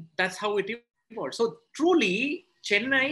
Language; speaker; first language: English; non-native, local second language; Tamil